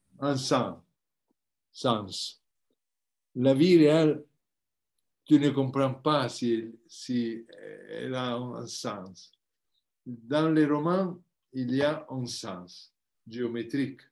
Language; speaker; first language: French; non-native, learner; Italian